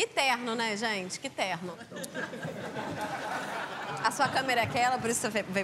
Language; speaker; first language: Portuguese; native; Portuguese